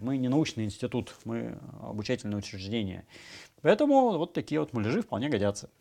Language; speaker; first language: Russian; native; Russian